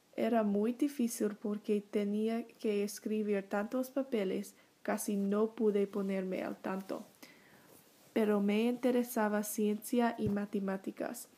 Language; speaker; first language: Spanish; non-native, learner; English